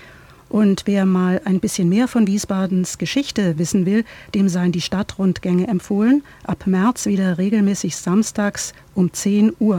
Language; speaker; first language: German; native; German